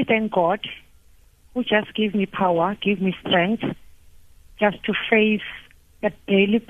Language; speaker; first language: English; non-native, local second language; Zulu